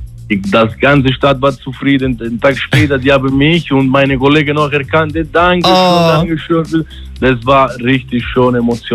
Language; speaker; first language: German; non-native, fluent; Italian